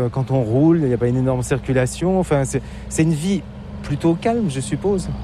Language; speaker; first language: French; native; French